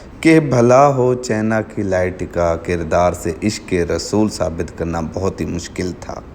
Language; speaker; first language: Urdu; non-native, local second language; Saraiki